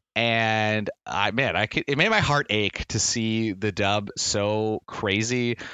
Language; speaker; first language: English; native; English